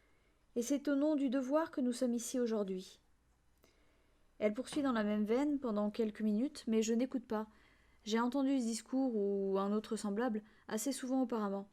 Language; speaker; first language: French; native; French